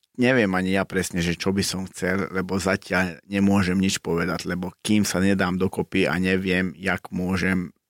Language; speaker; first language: Slovak; non-native, local second language; Hungarian